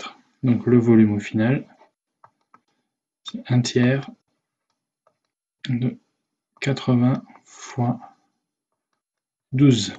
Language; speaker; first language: French; native; French